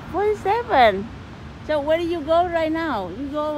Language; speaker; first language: English; non-native, learner; Vietnamese